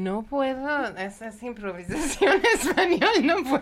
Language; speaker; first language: Spanish; non-native, learner; Persian